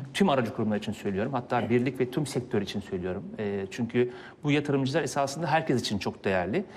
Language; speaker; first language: Turkish; native; Turkish